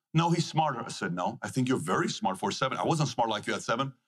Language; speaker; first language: English; non-native, fluent; Persian